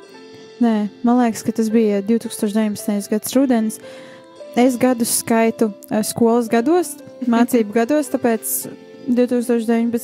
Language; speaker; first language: Latvian; native; Latvian